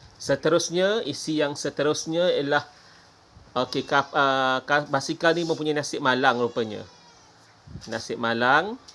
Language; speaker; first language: Malay; native; Malay